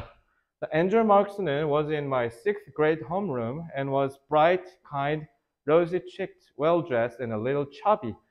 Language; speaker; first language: English; non-native, fluent; Korean